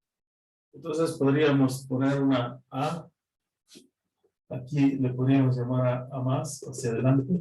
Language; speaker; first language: Spanish; native; Spanish